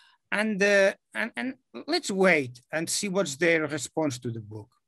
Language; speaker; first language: English; non-native, fluent; Catalan